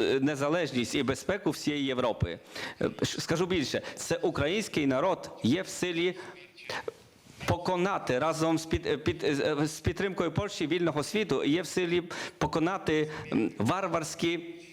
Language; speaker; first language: Ukrainian; non-native, learner; Polish